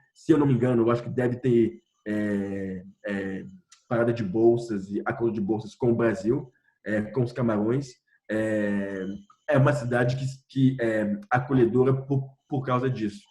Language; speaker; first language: Portuguese; non-native, fluent; French